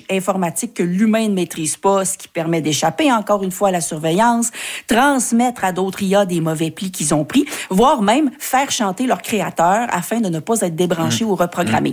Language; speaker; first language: French; native; French